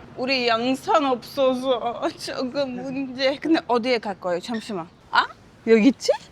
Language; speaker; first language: Korean; non-native, learner; Turkish